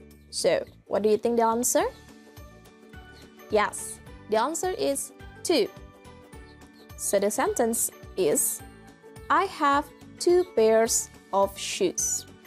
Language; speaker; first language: English; non-native, fluent; Indonesian